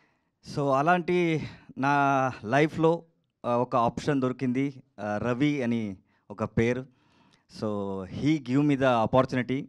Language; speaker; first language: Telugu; non-native, learner; Kannada